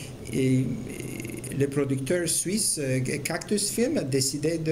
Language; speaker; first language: French; non-native, fluent; Turkish